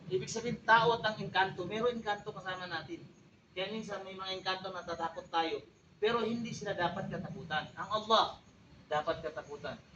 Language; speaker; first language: Filipino; non-native, local second language; Tausug